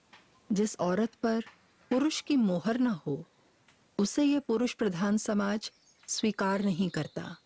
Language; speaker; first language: Hindi; native; Hindi